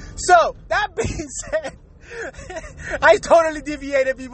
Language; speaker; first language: English; early bilingual, other home language; Spanish